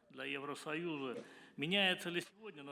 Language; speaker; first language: Russian; native; Russian